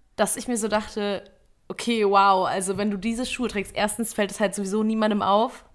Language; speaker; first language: German; early bilingual, other home language; Vietnamese